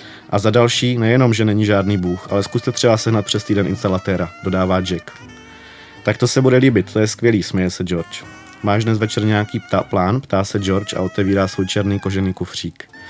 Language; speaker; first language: Czech; native; Czech